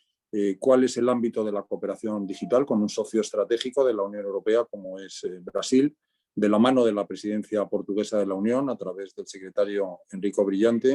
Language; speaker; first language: Spanish; native; Spanish